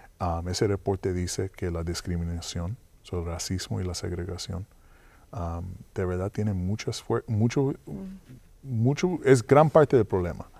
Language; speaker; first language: Spanish; early bilingual, heritage; Spanish